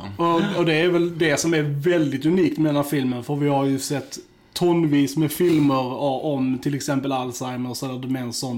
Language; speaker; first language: Swedish; native; Swedish